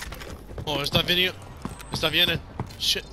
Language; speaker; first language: Spanish; early bilingual, heritage; English